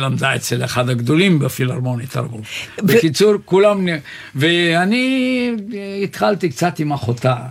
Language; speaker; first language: Hebrew; non-native, fluent; Bulgarian